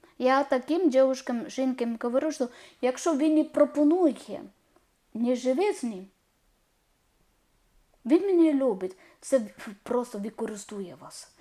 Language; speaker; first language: Ukrainian; non-native, learner; Malayalam